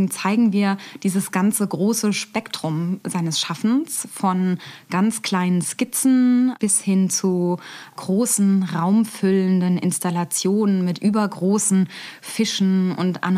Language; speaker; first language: German; native; German